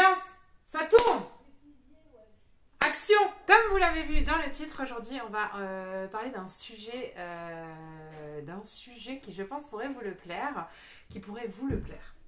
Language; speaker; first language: French; native; French